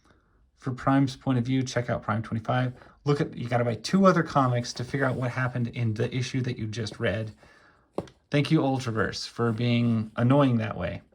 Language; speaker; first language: English; native; English